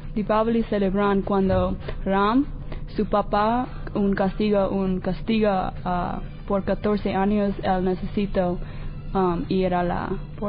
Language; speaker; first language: Spanish; non-native, learner; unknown